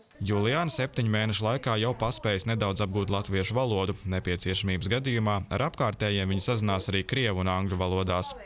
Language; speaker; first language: Latvian; native; Latvian